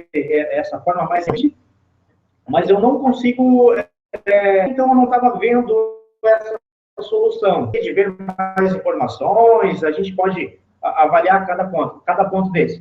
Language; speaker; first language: Portuguese; native; Portuguese